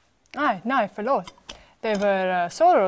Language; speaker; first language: Swedish; non-native, fluent; English